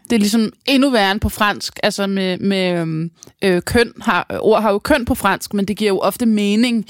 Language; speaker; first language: Danish; native; Danish